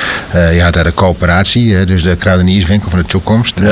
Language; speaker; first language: Dutch; native; Dutch